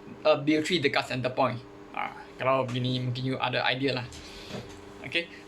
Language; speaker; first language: Malay; non-native, local second language; Chinese